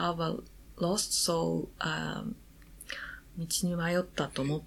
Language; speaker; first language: English; non-native, learner; Japanese